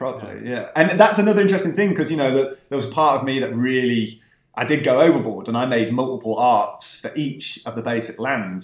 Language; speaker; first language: English; native; English